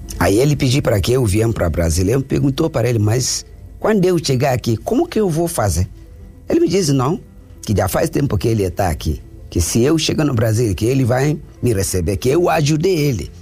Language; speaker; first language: Portuguese; non-native, learner; Igbo